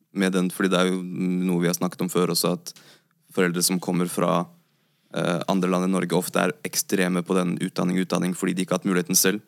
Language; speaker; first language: Norwegian; early bilingual, other home language; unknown